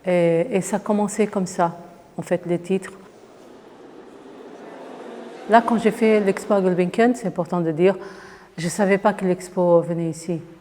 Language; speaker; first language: French; non-native, fluent; Portuguese